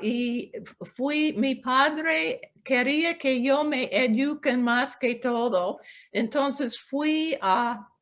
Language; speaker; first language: Spanish; non-native, local second language; English